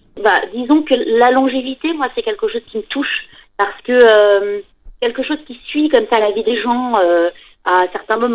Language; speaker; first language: French; native; French